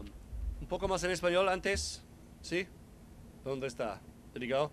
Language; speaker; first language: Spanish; non-native, fluent; English